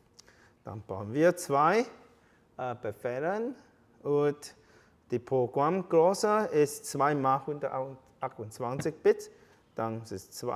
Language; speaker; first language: German; non-native, fluent; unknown